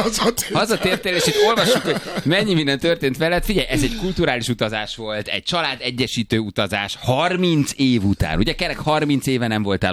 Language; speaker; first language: Hungarian; native; Hungarian